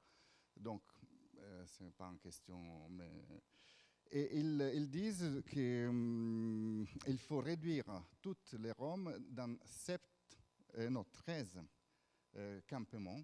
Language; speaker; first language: French; non-native, fluent; Italian